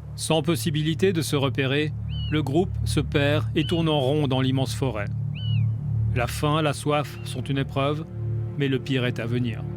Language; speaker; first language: French; native; French